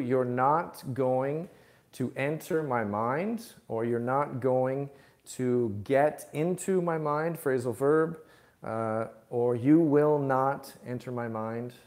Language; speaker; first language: English; native; English